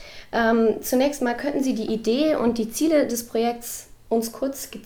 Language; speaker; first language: German; native; German